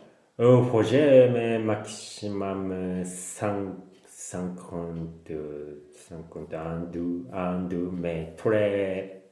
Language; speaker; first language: French; non-native, learner; Japanese